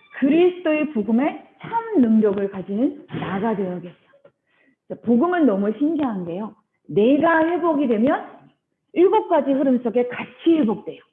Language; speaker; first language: Korean; early bilingual, heritage; Korean